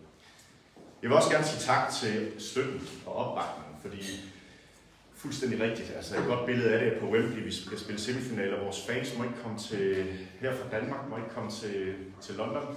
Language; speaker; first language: Danish; native; Danish